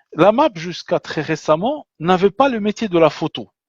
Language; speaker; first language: French; non-native, local second language; Arabic